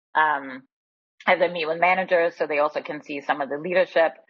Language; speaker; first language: English; non-native, fluent; Danish